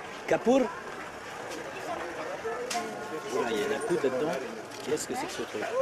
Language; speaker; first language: French; native; French